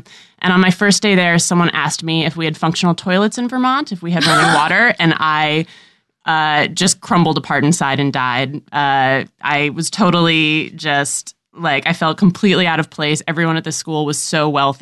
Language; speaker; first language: English; native; English